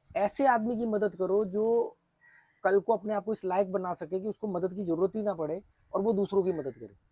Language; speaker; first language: Hindi; native; Hindi